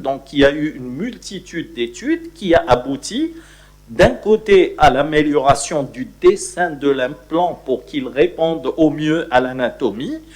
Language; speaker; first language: French; non-native, local second language; Arabic